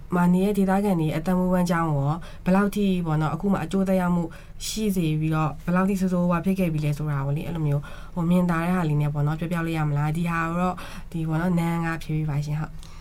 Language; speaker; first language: Burmese; native; Burmese